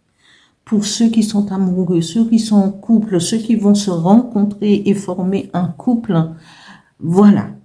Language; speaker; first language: French; native; French